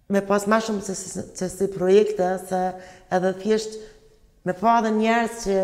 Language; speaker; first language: Albanian; early bilingual, other home language; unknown